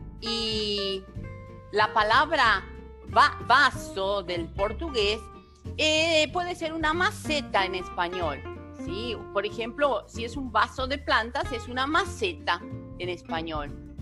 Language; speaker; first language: Spanish; non-native, fluent; Portuguese